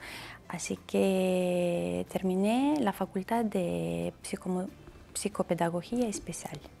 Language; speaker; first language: Spanish; non-native, learner; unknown